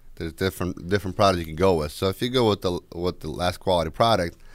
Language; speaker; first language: English; non-native, fluent; Ukrainian